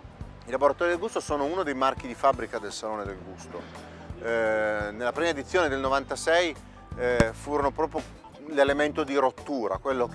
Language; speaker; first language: Italian; native; Italian